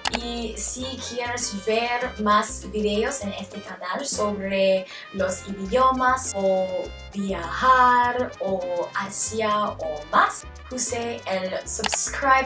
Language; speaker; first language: Spanish; non-native, learner; English